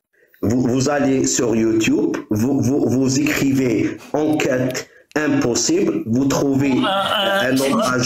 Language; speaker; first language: French; non-native, local second language; Arabic